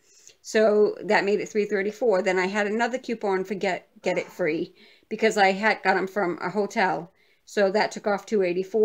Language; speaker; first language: English; native; English